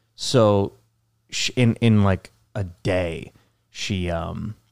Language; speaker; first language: English; native; English